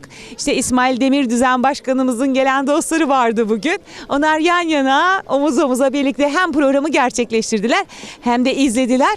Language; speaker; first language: Turkish; native; Turkish